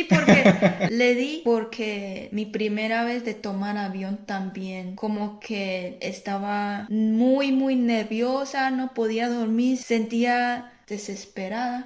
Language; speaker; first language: Spanish; non-native, fluent; Chinese